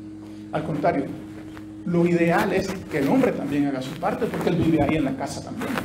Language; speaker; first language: Spanish; native; Spanish